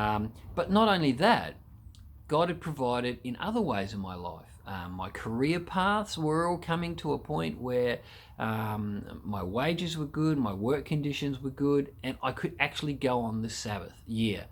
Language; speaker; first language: English; native; English